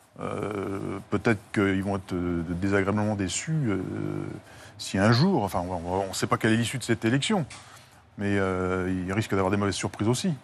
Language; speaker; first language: French; native; French